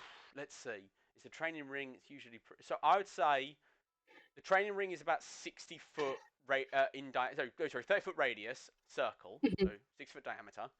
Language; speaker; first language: English; native; English